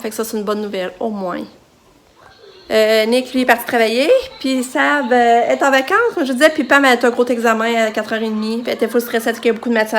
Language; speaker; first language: French; native; French